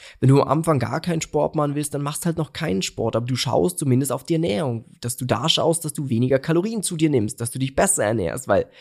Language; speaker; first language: German; native; German